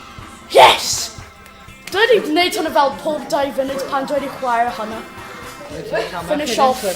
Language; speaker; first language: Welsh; non-native, local second language; English